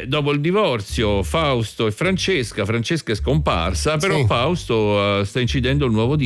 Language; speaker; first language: Italian; native; Italian